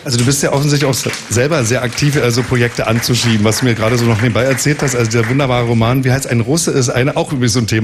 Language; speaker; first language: German; native; German